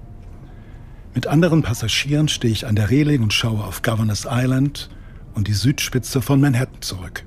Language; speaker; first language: German; native; German